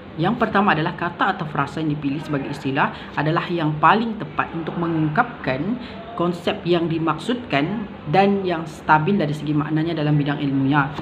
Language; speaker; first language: Malay; native; Malay